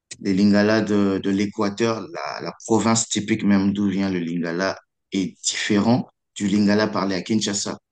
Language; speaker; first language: French; non-native, local second language; Lingala